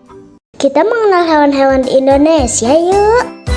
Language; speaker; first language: Indonesian; native; Indonesian